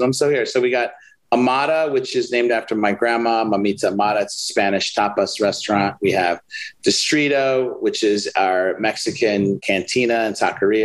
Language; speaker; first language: English; native; English